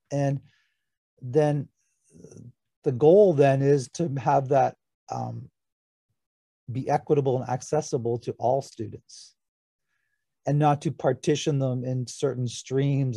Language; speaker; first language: English; native; English